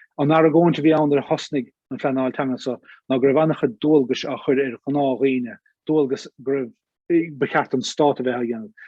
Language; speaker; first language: Irish; native; Irish